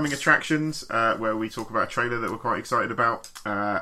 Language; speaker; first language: English; native; English